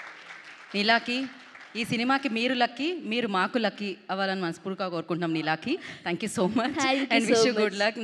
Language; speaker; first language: Telugu; native; Telugu